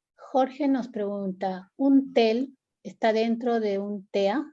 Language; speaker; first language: Spanish; native; Spanish